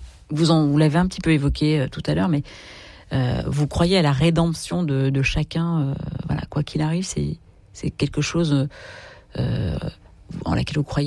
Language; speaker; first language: French; native; French